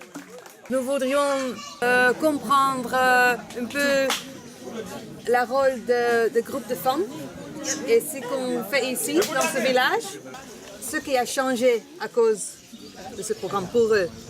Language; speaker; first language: French; non-native, fluent; English